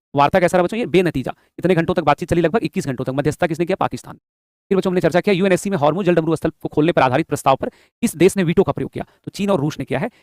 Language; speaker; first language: Hindi; native; Hindi